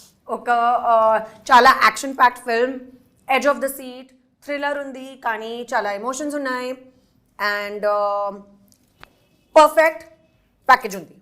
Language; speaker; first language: Telugu; non-native, learner; Hindi